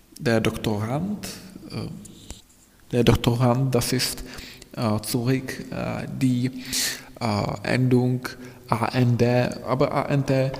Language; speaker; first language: German; non-native, fluent; Czech